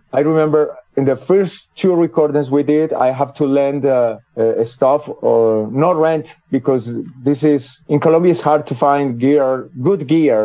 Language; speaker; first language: English; non-native, learner; Spanish